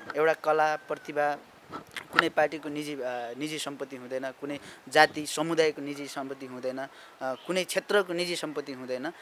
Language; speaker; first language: Nepali; non-native, local second language; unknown